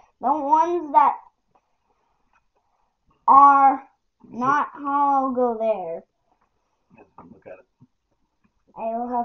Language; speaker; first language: English; native; English